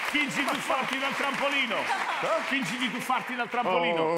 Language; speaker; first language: Italian; native; Italian